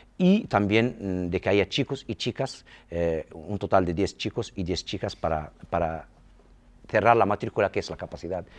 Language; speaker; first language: Spanish; non-native, local second language; Arabic